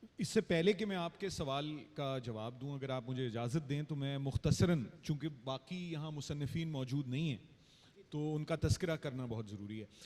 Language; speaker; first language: Urdu; native; Urdu